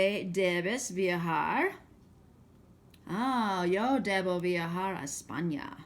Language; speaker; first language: Spanish; non-native, fluent; English